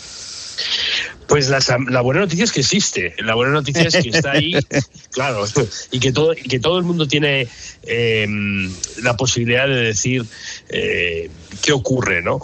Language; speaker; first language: Spanish; native; Spanish